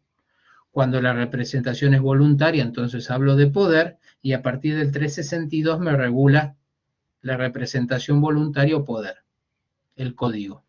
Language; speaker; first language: Spanish; native; Spanish